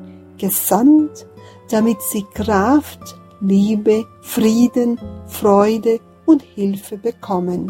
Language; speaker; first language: German; non-native, fluent; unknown